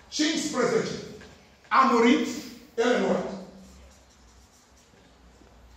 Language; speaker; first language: Romanian; non-native, fluent; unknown